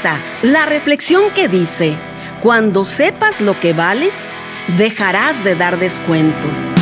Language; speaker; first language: Spanish; native; Spanish